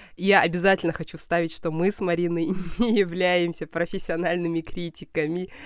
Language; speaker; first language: Russian; non-native, local second language; Kazakh